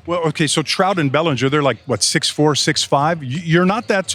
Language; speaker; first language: English; native; English